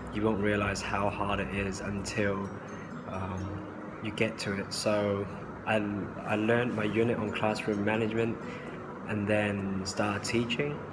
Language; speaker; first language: English; non-native, local second language; Cantonese